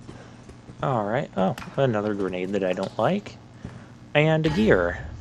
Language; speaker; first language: English; native; English